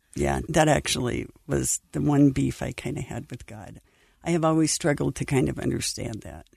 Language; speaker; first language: English; native; English